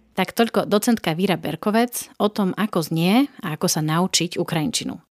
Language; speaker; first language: Slovak; native; Slovak